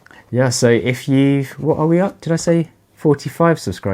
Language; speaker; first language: English; native; English